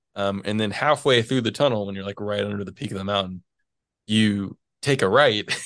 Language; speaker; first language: English; native; English